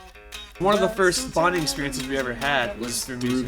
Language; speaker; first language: English; native; English